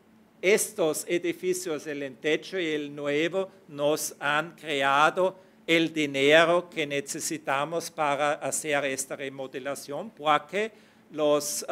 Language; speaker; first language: Spanish; non-native, fluent; German